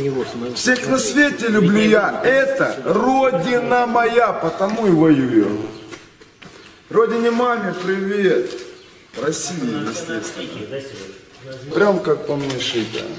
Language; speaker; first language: Russian; native; Russian